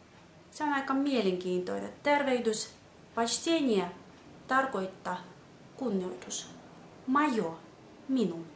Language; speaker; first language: Finnish; non-native, fluent; Russian